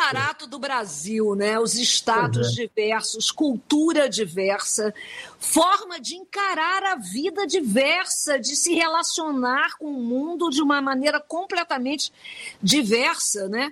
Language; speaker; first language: Portuguese; native; Portuguese